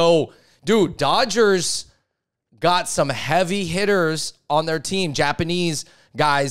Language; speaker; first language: English; native; English